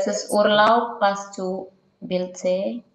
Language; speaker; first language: German; non-native, learner; Indonesian